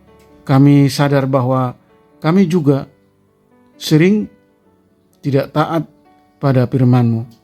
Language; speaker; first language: Indonesian; native; Indonesian